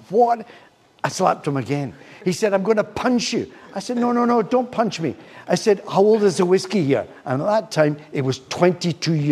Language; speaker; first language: English; native; English